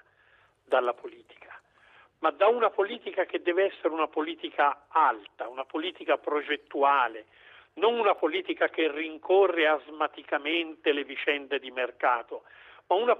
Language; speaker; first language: Italian; native; Italian